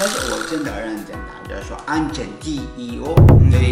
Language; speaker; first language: Chinese; non-native, fluent; Japanese